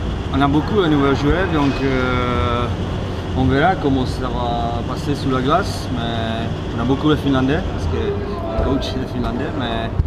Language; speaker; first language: French; non-native, learner; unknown